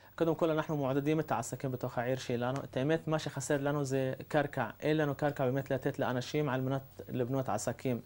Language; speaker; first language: Hebrew; non-native, local second language; Arabic